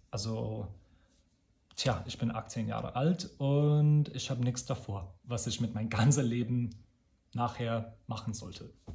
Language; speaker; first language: German; non-native, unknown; English